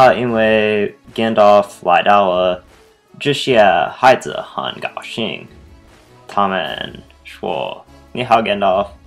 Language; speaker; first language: Chinese; non-native, learner; English